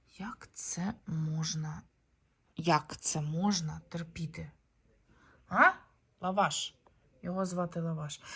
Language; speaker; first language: Ukrainian; non-native, local second language; Russian